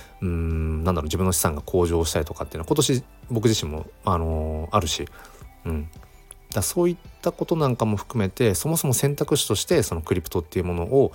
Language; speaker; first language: Japanese; native; Japanese